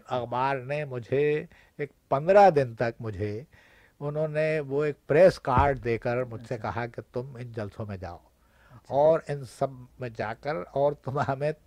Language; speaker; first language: Urdu; native; Urdu